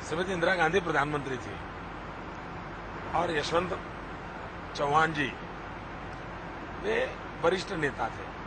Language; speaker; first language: Hindi; non-native, local second language; Gujarati